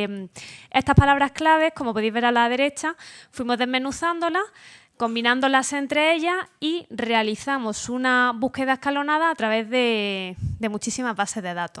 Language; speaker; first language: Spanish; native; Spanish